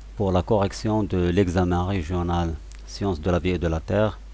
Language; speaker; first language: French; non-native, local second language; Arabic